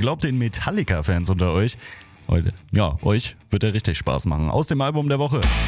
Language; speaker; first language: German; native; German